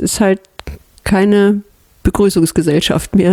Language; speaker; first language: German; native; German